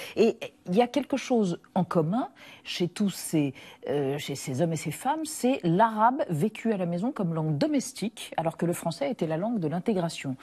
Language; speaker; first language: French; native; French